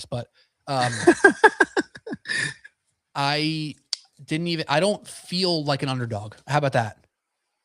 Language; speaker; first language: English; native; English